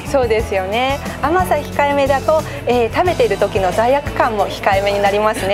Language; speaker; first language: Japanese; non-native, fluent; Chinese